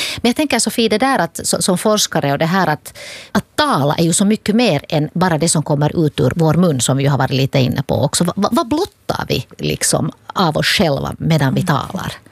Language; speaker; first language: Swedish; native; Swedish